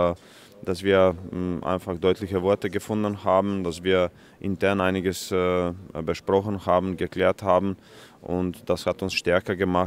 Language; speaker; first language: German; non-native, fluent; Croatian